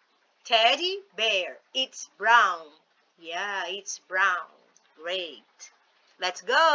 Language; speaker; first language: English; non-native, fluent; Portuguese